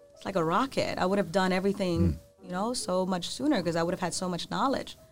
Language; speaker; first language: English; early bilingual, other home language; Spanish